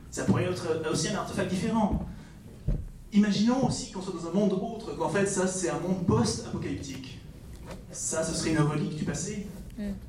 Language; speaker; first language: French; non-native, fluent; Dutch